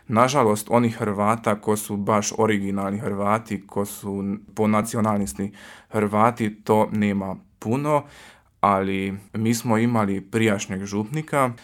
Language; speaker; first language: Croatian; early bilingual, heritage; Croatian